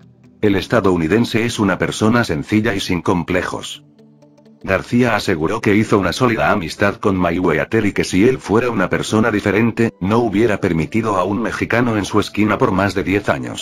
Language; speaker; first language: Spanish; native; Spanish